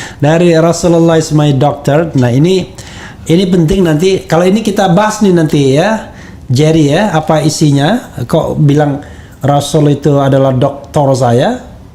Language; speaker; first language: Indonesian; native; Indonesian